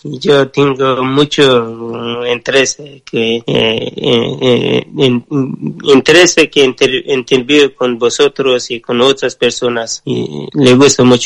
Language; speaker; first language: Spanish; non-native, learner; Persian